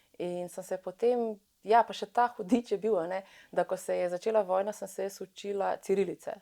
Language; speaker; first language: Slovenian; early bilingual, other home language; Bosnian